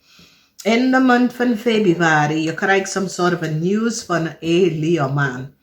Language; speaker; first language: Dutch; non-native, fluent; English